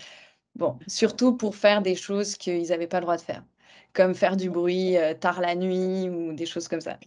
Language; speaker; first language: French; native; French